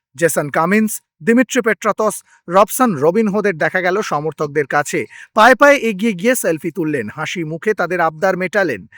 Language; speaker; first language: Bangla; native; Bangla